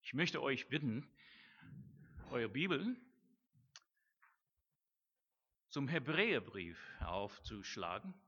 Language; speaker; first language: German; non-native, fluent; English